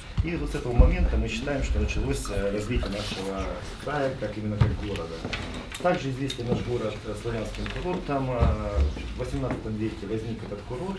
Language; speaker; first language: Russian; native; Russian